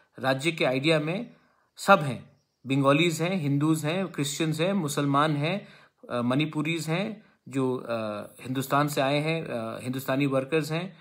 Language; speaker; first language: Hindi; non-native, local second language; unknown